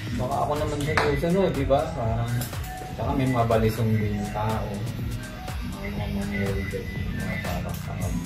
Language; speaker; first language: Filipino; native; Filipino